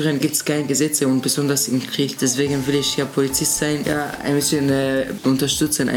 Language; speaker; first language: German; early bilingual, other home language; Arabic